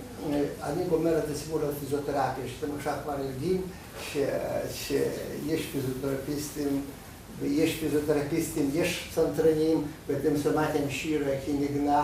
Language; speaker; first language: Hebrew; non-native, fluent; Russian